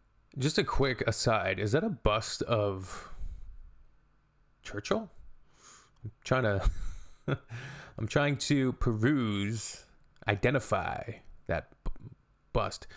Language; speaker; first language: English; native; English